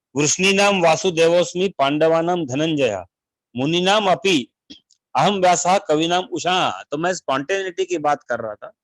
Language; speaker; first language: Hindi; non-native, local second language; Marathi